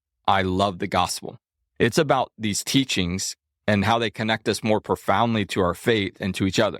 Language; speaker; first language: English; native; English